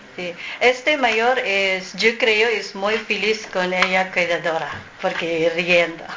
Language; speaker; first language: Spanish; non-native, learner; Filipino